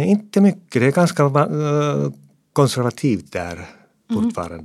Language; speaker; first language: Swedish; non-native, fluent; Finnish